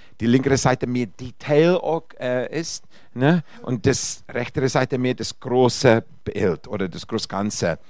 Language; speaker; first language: German; non-native, fluent; Afrikaans